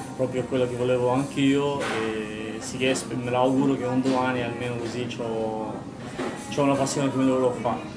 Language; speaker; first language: Italian; non-native, fluent; Albanian